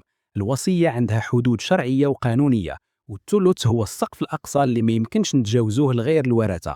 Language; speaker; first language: Arabic; native; Arabic